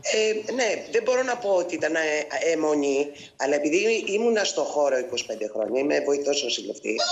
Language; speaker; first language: Greek; native; Greek